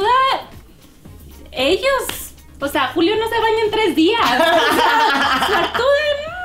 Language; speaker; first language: Spanish; native; Spanish